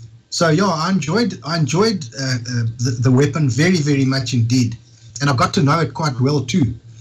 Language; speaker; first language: English; native; English